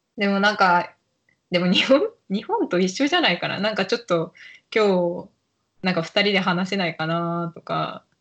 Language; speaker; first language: Japanese; native; Japanese